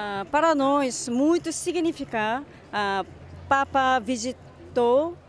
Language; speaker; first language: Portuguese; non-native, learner; Italian